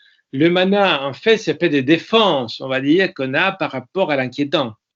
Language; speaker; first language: French; non-native, fluent; Spanish